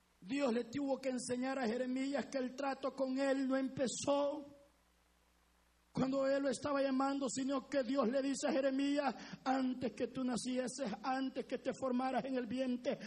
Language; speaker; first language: Spanish; native; Spanish